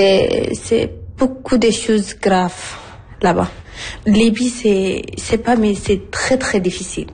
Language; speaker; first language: French; non-native, learner; Arabic